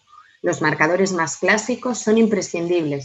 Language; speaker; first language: Spanish; native; Spanish